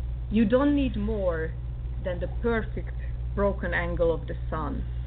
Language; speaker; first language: English; non-native, fluent; Hungarian